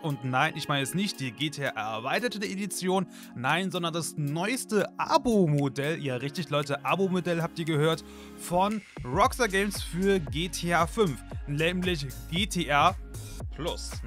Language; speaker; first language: German; native; German